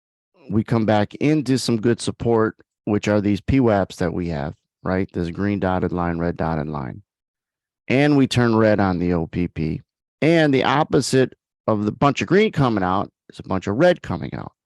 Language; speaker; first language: English; native; English